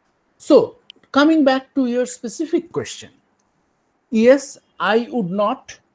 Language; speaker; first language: English; non-native, local second language; Bangla